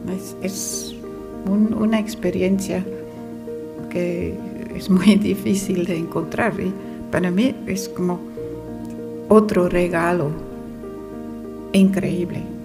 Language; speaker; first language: Spanish; non-native, fluent; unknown